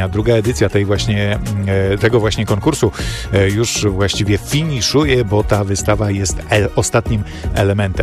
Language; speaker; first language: Polish; native; Polish